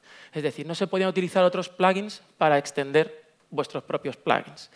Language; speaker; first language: Spanish; native; Spanish